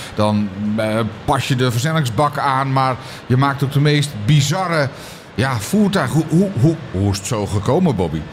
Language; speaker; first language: Dutch; native; Dutch